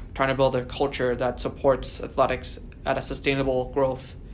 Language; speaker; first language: English; native; English